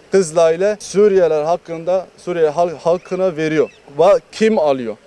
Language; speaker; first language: Turkish; non-native, fluent; Arabic